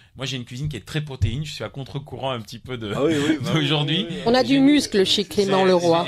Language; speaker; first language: French; native; French